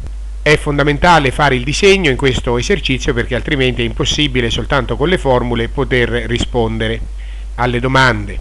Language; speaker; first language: Italian; native; Italian